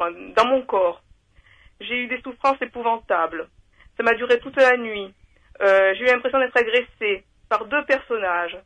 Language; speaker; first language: French; native; French